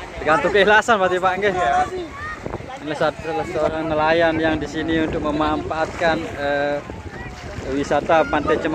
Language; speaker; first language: Indonesian; non-native, local second language; Sasak